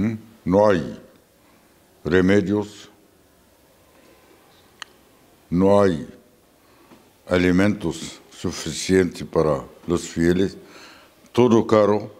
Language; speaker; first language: Spanish; non-native, fluent; Arabic